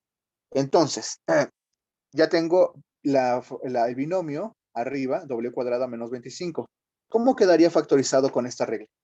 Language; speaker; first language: Spanish; native; Spanish